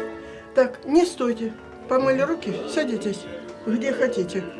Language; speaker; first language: Russian; native; Russian